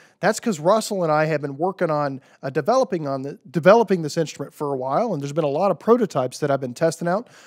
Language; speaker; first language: English; native; English